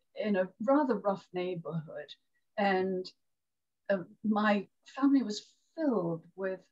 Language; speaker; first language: English; native; English